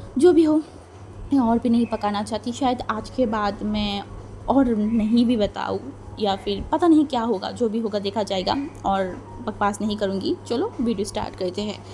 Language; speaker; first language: Hindi; non-native, fluent; Bangla